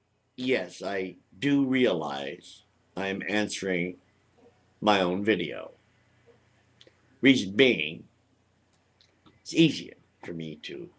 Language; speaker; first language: English; native; English